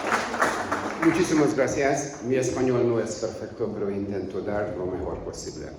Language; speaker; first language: Spanish; non-native, learner; Hungarian